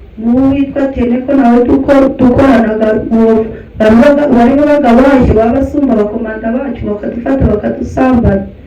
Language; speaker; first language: Kinyarwanda; early bilingual, heritage; Kinyarwanda